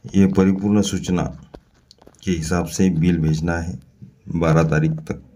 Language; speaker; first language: Hindi; non-native, local second language; Marathi